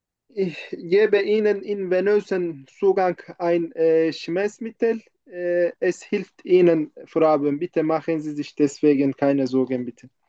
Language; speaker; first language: German; non-native, fluent; Turkish